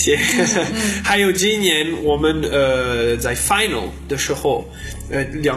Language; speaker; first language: Chinese; non-native, learner; French